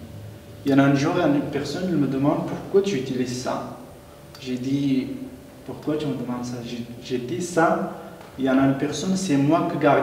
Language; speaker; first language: French; non-native, learner; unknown